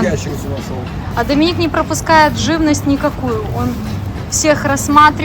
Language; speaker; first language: Russian; native; Russian